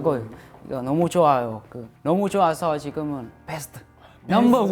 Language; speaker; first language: Korean; non-native, learner; Vietnamese